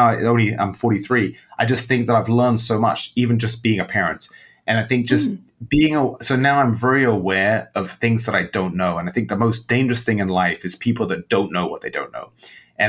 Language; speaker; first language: English; native; English